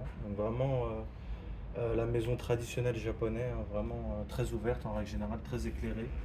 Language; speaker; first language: French; native; French